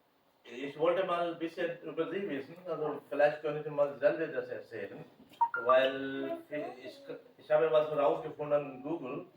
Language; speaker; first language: German; non-native, learner; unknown